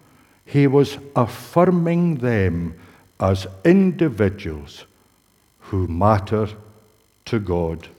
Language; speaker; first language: English; native; English